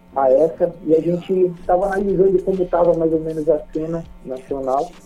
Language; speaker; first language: Portuguese; native; Portuguese